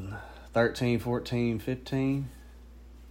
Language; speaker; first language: English; native; English